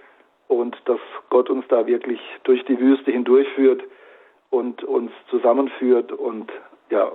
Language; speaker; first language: German; native; German